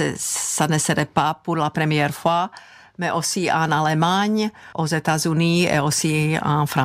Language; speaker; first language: French; non-native, fluent; Czech